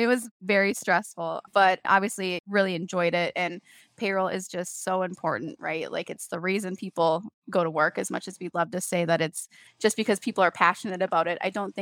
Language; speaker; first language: English; native; English